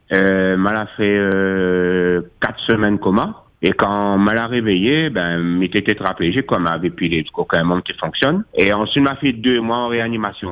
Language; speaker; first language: French; non-native, local second language; Réunion Creole French